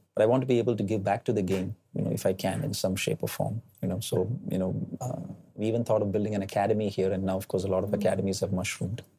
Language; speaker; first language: English; non-native, local second language; Malayalam